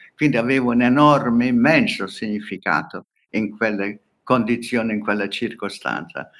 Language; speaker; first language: Italian; non-native, fluent; Hungarian